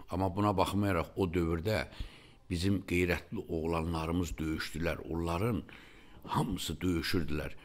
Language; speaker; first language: Azerbaijani; native; Azerbaijani